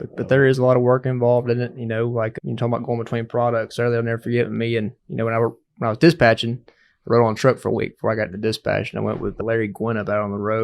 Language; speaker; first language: English; native; English